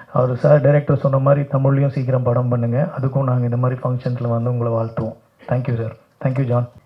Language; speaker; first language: Tamil; native; Tamil